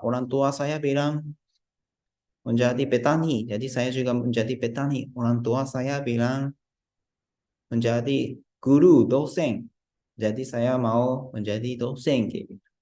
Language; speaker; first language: Indonesian; non-native, fluent; Japanese